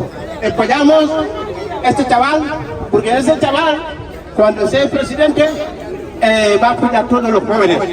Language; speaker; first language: Spanish; non-native, learner; Wolof